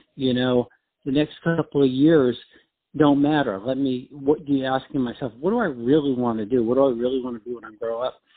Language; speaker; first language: English; native; English